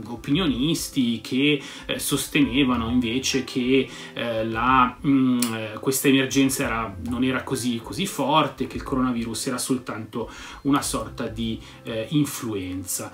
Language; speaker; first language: Italian; native; Italian